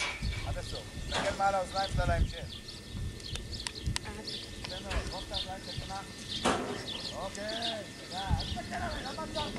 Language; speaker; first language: Hebrew; native; Hebrew